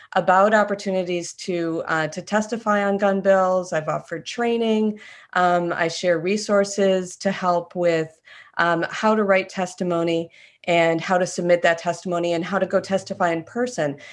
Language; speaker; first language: English; native; English